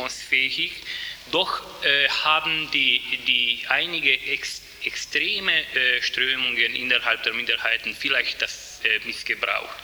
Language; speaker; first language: German; non-native, fluent; Hungarian